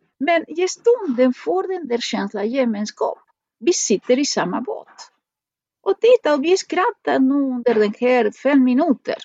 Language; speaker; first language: Swedish; non-native, fluent; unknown